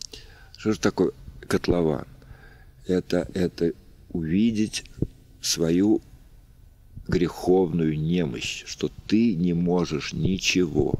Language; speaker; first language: Russian; native; Russian